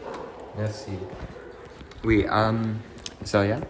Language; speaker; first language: French; non-native, learner; English